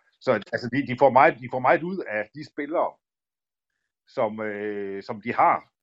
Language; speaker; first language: Danish; native; Danish